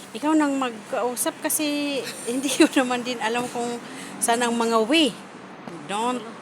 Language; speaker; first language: Filipino; non-native, local second language; Cebuano